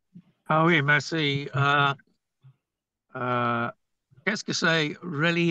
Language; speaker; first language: French; non-native, learner; English